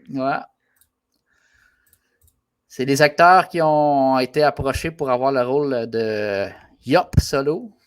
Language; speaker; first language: French; native; French